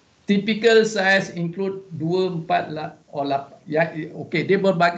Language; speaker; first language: English; non-native, local second language; Malay